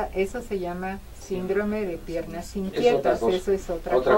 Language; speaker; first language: Spanish; native; Spanish